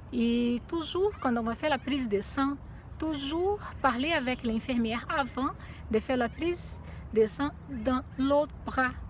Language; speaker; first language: French; non-native, fluent; Portuguese